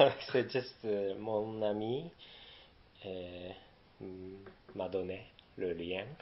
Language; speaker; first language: French; non-native, learner; Japanese